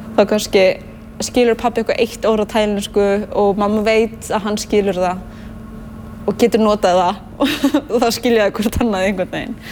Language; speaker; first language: Icelandic; native; Icelandic